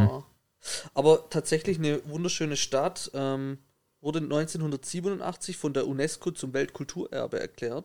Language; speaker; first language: German; native; German